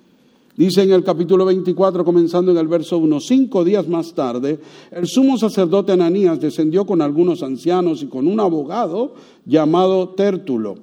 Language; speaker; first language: Spanish; native; Spanish